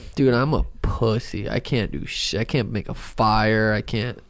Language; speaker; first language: English; native; English